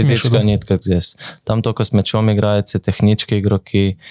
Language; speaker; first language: Russian; non-native, learner; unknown